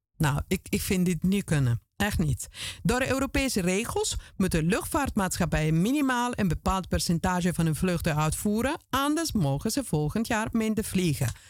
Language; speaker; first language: Dutch; non-native, fluent; Italian